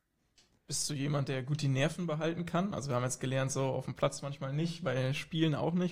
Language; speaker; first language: German; native; German